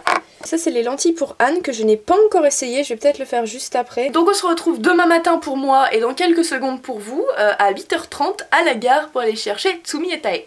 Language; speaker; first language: French; native; French